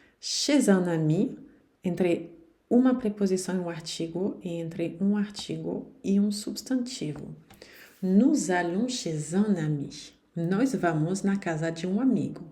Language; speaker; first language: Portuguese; non-native, fluent; French